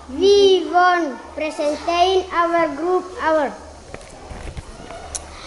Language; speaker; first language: English; non-native, learner; Indonesian